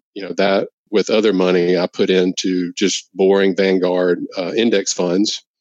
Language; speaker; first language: English; native; English